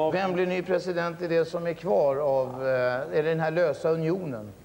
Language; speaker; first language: Swedish; native; Swedish